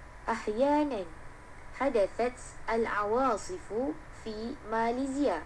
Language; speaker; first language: Arabic; non-native, learner; Malay